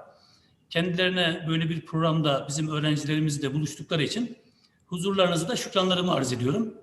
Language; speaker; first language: Turkish; native; Turkish